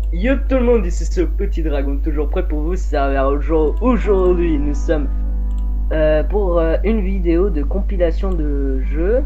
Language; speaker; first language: French; native; French